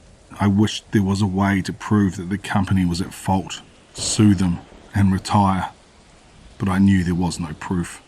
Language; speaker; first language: English; native; English